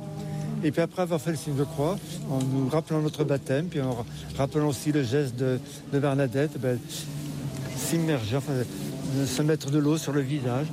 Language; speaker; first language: French; native; French